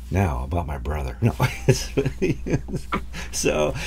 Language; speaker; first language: English; native; English